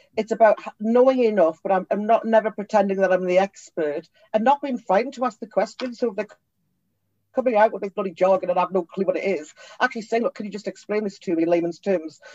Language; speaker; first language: English; native; English